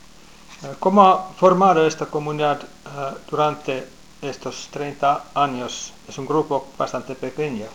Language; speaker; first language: Spanish; non-native, fluent; Finnish